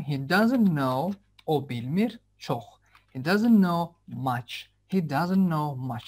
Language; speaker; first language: English; non-native, fluent; Azerbaijani